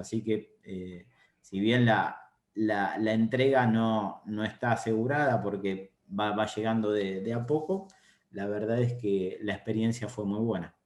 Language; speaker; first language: Spanish; native; Spanish